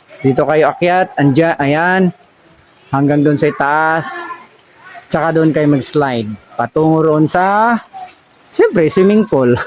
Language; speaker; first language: Filipino; non-native, local second language; Cebuano